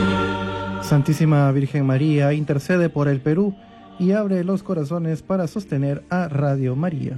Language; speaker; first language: Spanish; native; Spanish